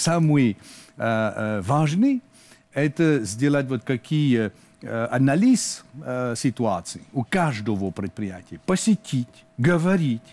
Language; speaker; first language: Russian; non-native, learner; French